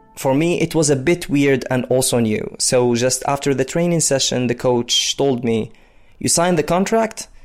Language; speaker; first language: English; non-native, fluent; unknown